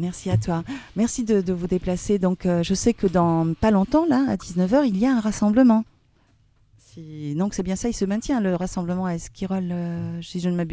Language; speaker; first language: French; native; French